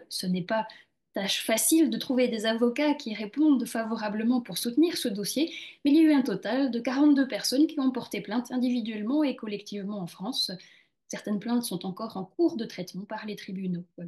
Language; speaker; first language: French; native; French